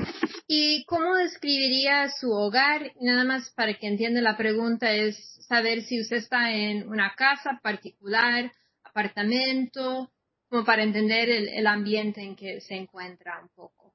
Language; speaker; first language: Spanish; non-native, fluent; English